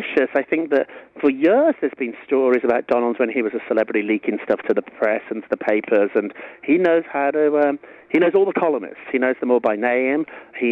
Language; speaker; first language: English; native; English